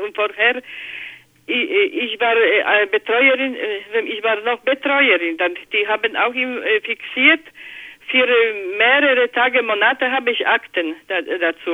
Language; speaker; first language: German; non-native, learner; Polish